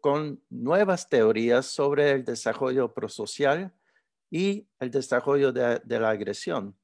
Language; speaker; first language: Spanish; early bilingual, heritage; Spanish